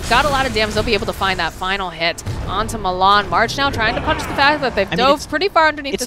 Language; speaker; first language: English; native; English